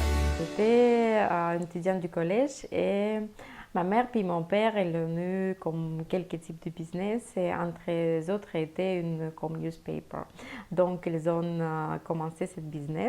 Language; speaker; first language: French; non-native, fluent; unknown